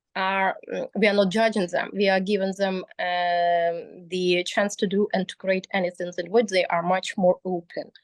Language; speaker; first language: English; non-native, learner; Ukrainian